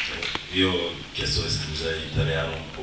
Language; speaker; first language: Italian; non-native, learner; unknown